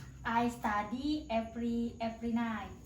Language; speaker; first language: English; non-native, learner; Indonesian